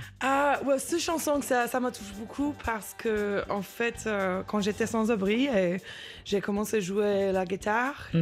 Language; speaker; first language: French; non-native, learner; English